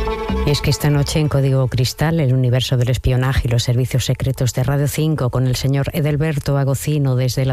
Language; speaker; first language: Spanish; native; Spanish